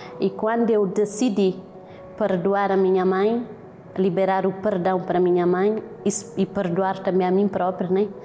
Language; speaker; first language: Portuguese; non-native, local second language; Kabuverdianu